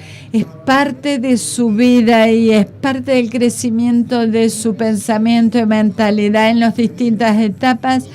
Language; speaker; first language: Spanish; non-native, fluent; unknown